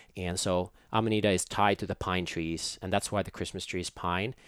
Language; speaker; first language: English; non-native, fluent; Finnish